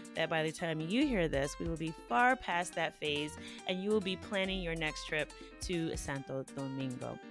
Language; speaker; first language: English; native; English